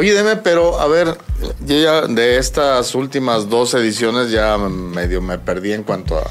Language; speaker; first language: Spanish; native; Spanish